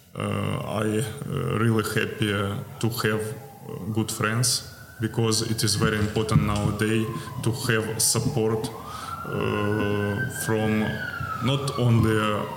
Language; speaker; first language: English; non-native, learner; Ukrainian